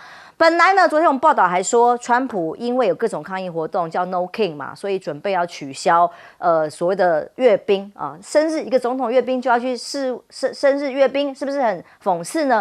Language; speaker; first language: Chinese; native; Chinese